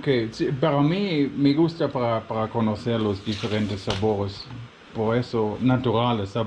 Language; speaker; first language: Spanish; non-native, learner; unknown